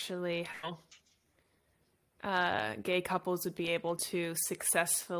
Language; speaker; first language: English; native; English